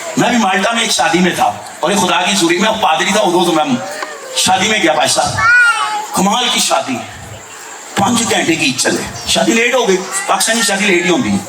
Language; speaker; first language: Urdu; non-native, local second language; Punjabi